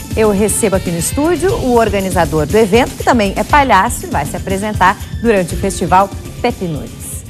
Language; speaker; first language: Portuguese; native; Portuguese